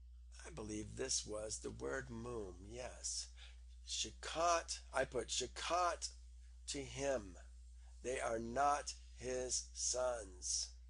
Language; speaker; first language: English; native; English